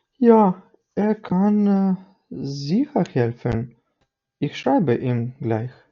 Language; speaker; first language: German; non-native, fluent; Ukrainian